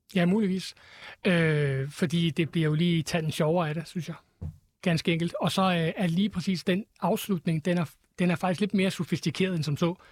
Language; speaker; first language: Danish; native; Danish